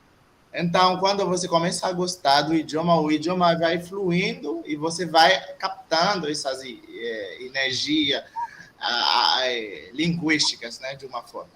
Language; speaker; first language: Portuguese; non-native, fluent; Haitian Creole